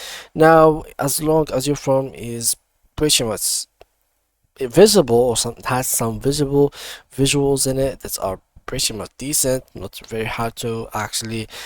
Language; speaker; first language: English; non-native, fluent; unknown